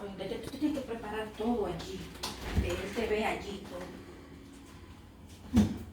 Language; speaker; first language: Spanish; native; Spanish